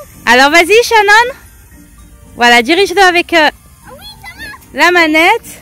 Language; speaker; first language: French; native; French